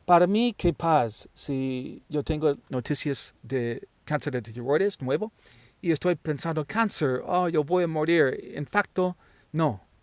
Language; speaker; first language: Spanish; non-native, learner; English